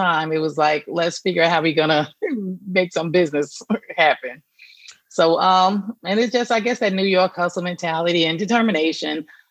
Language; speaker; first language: English; native; English